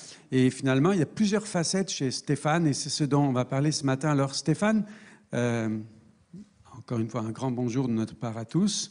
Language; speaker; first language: French; native; French